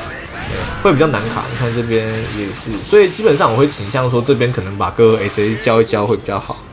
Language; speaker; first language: Chinese; native; Chinese